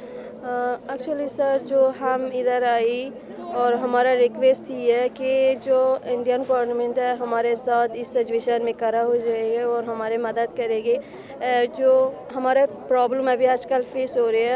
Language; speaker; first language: Hindi; non-native, learner; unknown